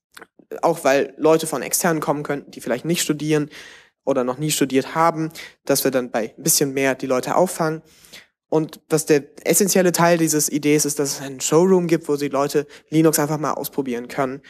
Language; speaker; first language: German; native; German